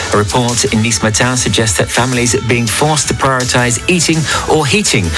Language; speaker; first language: English; native; English